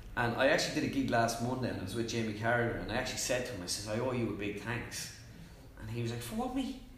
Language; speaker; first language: English; native; English